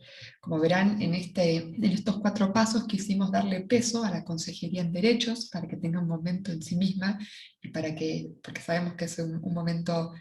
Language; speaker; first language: Spanish; native; Spanish